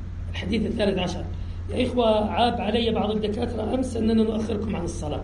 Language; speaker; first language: Arabic; native; Arabic